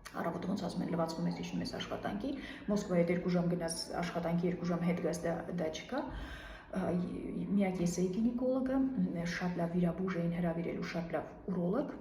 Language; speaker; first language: Armenian; native; Armenian